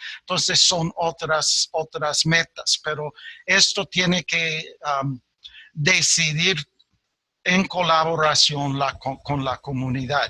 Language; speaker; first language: Spanish; non-native, fluent; English